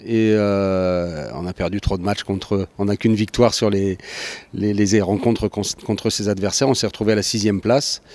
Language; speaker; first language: French; native; French